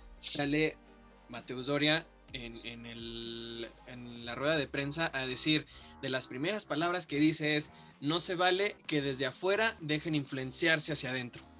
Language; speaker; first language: Spanish; native; Spanish